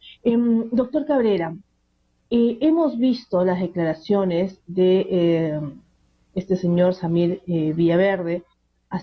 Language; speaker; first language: Spanish; native; Spanish